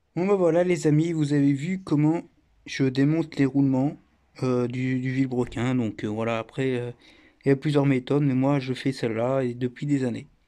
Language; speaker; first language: French; native; French